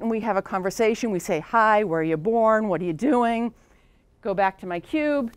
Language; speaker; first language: English; native; English